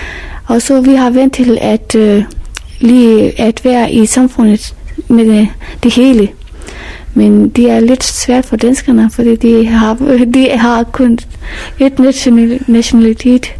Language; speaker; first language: Danish; non-native, learner; Persian